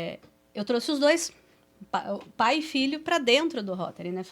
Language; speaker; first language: Portuguese; native; Portuguese